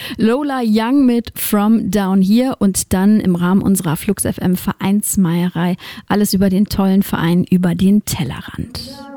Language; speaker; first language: German; native; German